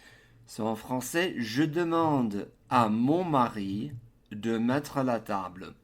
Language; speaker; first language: French; non-native, fluent; English